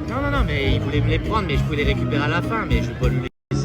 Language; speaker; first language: French; native; French